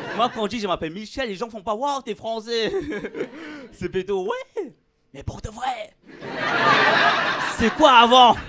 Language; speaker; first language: French; early bilingual, other home language; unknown